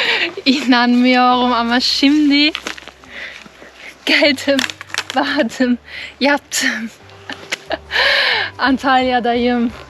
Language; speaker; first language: Turkish; non-native, learner; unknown